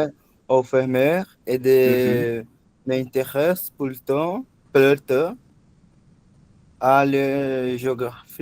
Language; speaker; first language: French; non-native, learner; Portuguese